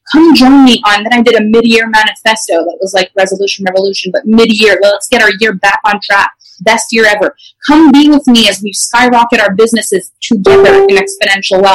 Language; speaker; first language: English; non-native, fluent; French